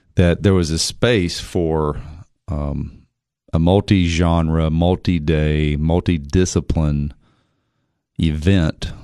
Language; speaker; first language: English; native; English